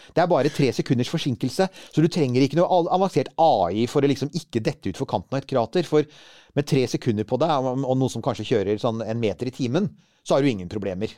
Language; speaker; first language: Norwegian; native; Norwegian